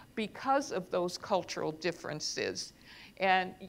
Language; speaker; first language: English; native; English